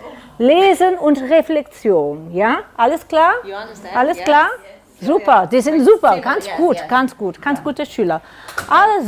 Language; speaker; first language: German; non-native, learner; Catalan